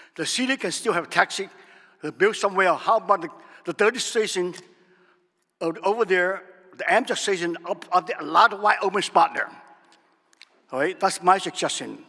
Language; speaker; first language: English; non-native, learner; Vietnamese